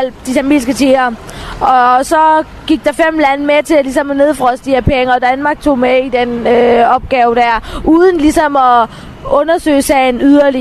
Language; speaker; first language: Danish; early bilingual, other home language; Tamil